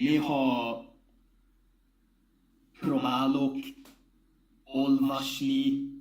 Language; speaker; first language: Hungarian; non-native, learner; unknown